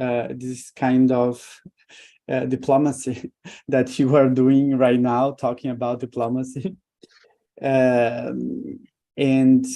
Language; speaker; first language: English; non-native, fluent; Portuguese